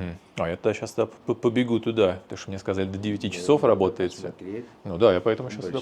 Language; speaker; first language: Russian; non-native, fluent; English